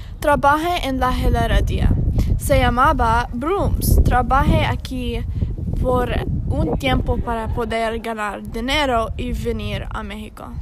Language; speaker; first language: Spanish; non-native, learner; English